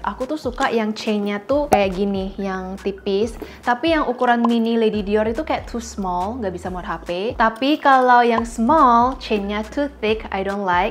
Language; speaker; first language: Indonesian; native; Indonesian